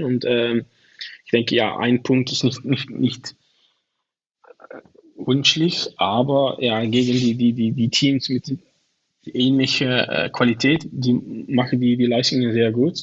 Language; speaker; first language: German; non-native, learner; Dutch